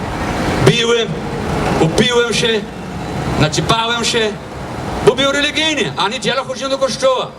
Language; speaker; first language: Polish; non-native, fluent; Portuguese